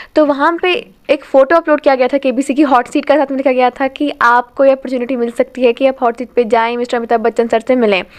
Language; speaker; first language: Hindi; native; Hindi